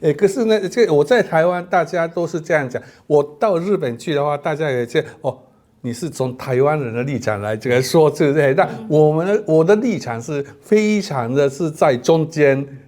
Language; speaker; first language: Chinese; non-native, fluent; Japanese